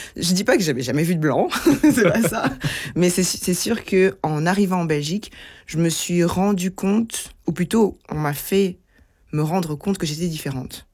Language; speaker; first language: French; early bilingual, other home language; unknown